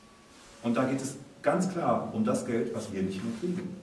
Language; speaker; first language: German; native; German